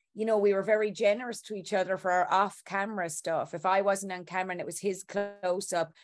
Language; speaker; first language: English; native; English